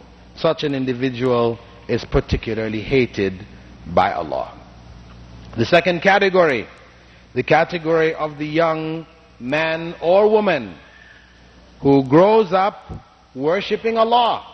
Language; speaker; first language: English; non-native, fluent; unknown